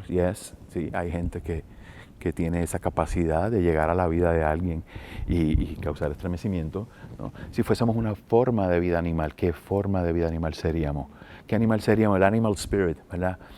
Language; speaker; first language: Spanish; native; Spanish